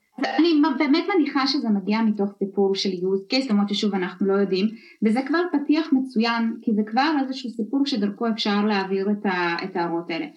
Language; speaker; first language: Hebrew; early bilingual, other home language; Russian